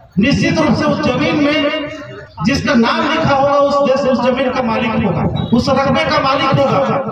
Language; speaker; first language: Hindi; non-native, local second language; Gondi